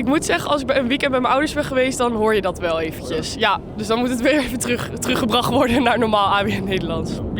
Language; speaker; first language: Dutch; native; Dutch